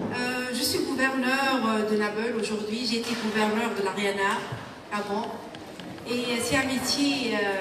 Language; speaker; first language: French; non-native, local second language; Arabic